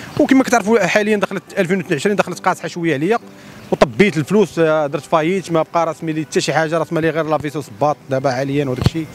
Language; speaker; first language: Arabic; native; Arabic